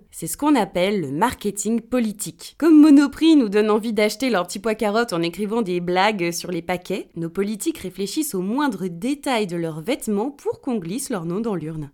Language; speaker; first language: French; native; French